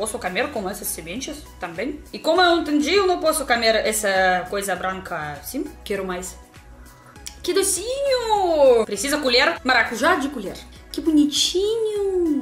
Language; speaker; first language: Portuguese; non-native, learner; Russian